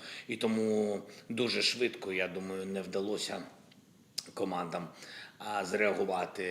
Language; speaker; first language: Ukrainian; non-native, local second language; Russian